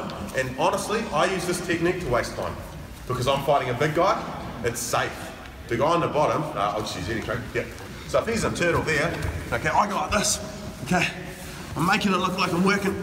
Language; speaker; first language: English; native; English